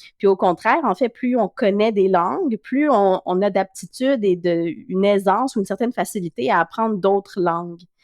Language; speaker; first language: French; native; French